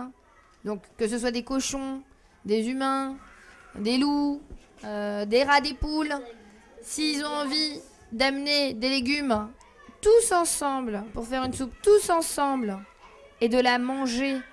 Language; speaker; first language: French; native; French